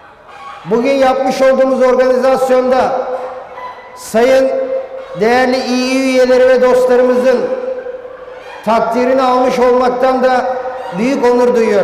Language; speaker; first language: Turkish; native; Turkish